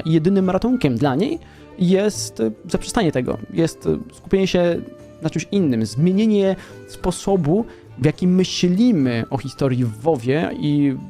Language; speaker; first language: Polish; native; Polish